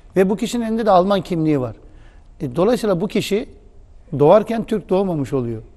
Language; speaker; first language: Turkish; native; Turkish